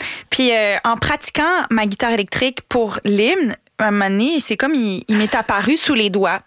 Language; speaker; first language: French; native; French